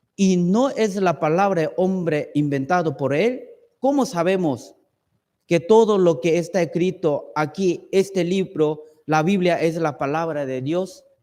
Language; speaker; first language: Spanish; non-native, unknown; Chinese